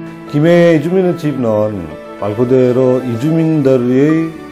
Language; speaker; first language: Korean; non-native, fluent; Nepali